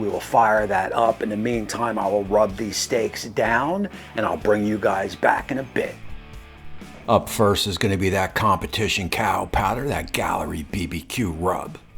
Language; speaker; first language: English; native; English